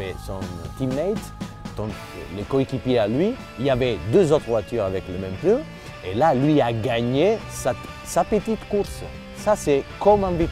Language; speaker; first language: French; non-native, fluent; Italian